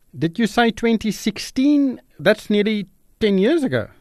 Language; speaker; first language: English; non-native, local second language; Afrikaans